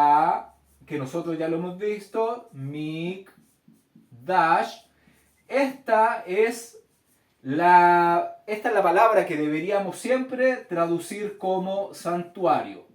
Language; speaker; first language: Spanish; native; Spanish